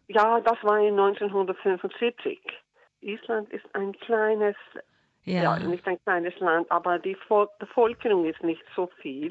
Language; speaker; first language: German; non-native, learner; Icelandic